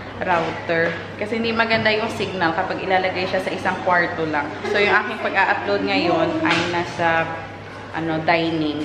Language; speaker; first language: Filipino; non-native, local second language; Hiligaynon